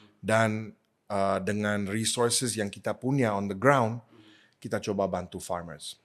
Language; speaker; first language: Indonesian; non-native, fluent; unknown